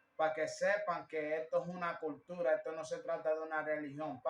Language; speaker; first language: Spanish; early bilingual, heritage; Spanish